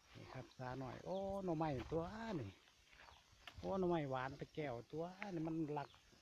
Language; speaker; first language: Thai; native; Thai